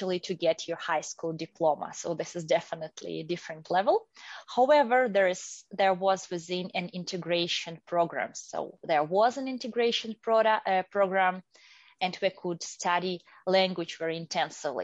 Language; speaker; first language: English; non-native, fluent; Russian